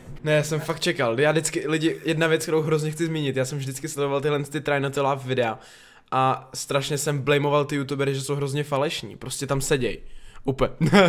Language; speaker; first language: Czech; native; Czech